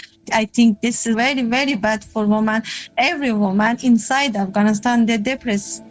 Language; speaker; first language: English; non-native, learner; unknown